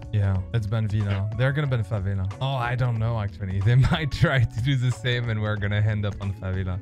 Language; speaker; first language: English; non-native, fluent; French